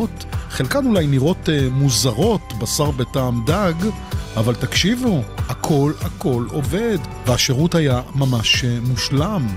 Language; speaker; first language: Hebrew; native; Hebrew